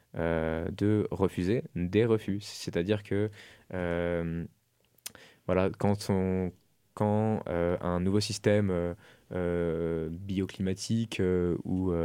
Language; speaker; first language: French; non-native, fluent; German